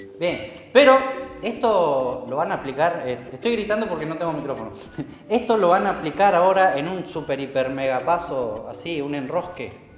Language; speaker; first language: Spanish; native; Spanish